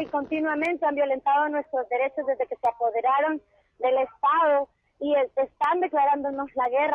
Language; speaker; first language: Spanish; native; Spanish